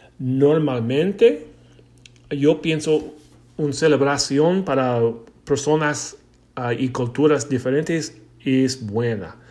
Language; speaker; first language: Spanish; non-native, learner; English